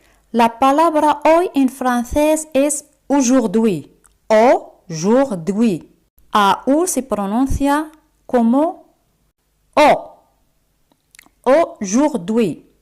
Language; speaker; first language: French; non-native, fluent; Spanish